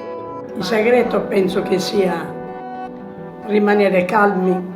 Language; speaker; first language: Italian; non-native, local second language; Sardinian